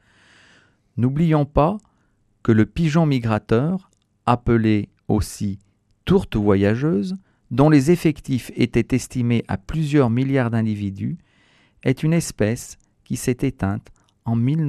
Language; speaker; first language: French; native; French